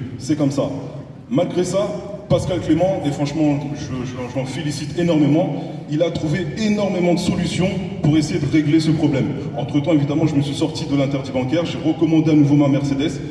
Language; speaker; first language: French; native; French